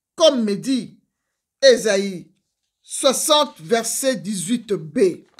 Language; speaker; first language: French; non-native, local second language; Lingala